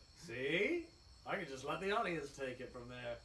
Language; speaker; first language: English; native; English